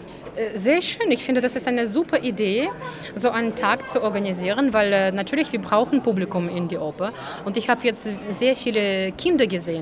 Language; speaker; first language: German; non-native, fluent; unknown